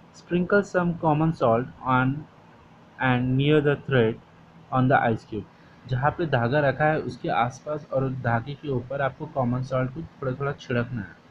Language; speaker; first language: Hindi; non-native, local second language; Marathi